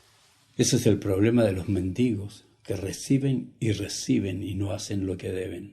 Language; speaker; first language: Spanish; native; Spanish